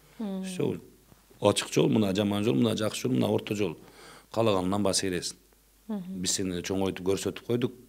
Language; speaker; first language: Kyrgyz; non-native, local second language; Uzbek